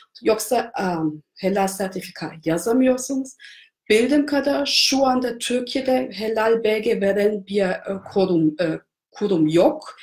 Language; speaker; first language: Turkish; non-native, fluent; German